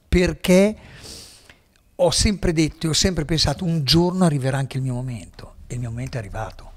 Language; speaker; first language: Italian; native; Italian